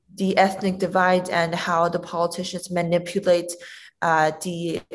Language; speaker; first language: English; non-native, fluent; Chinese